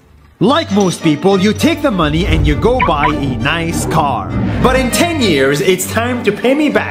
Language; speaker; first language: English; non-native, fluent; Arabic